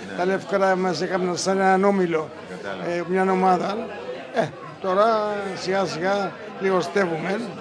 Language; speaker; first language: Greek; native; Greek